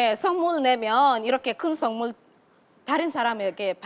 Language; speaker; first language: Korean; non-native, learner; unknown